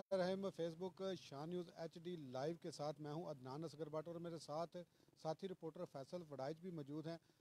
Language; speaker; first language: Hindi; non-native, local second language; Punjabi